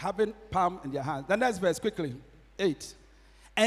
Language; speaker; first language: English; non-native, local second language; Akan